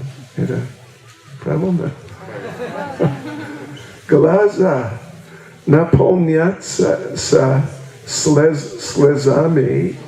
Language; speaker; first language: Russian; non-native, learner; English